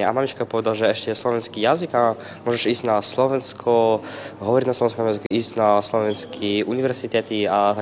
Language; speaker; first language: Slovak; non-native, learner; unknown